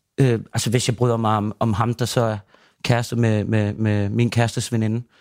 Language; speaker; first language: Danish; native; Danish